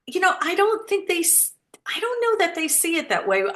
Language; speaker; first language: English; native; English